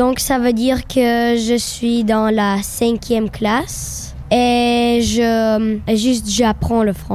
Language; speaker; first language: French; non-native, learner; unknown